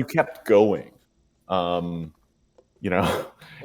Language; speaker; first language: English; native; English